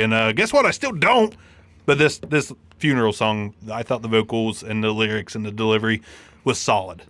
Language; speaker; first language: English; native; English